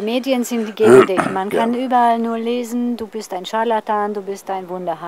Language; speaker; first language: German; non-native, fluent; Hungarian